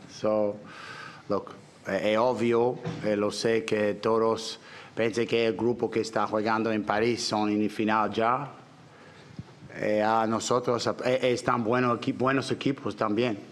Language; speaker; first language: Spanish; non-native, fluent; English